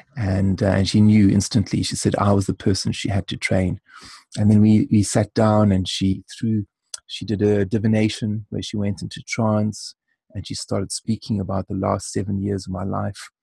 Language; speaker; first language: English; native; English